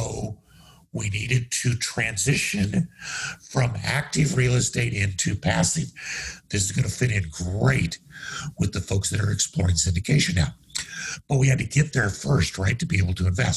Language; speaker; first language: English; native; English